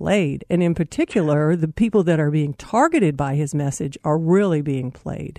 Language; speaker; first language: English; native; English